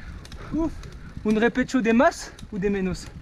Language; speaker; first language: Spanish; non-native, learner; French